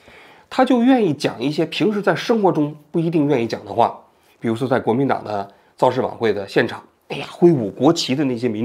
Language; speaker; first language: Chinese; native; Chinese